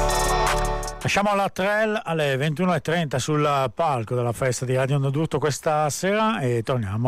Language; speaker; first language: Italian; native; Italian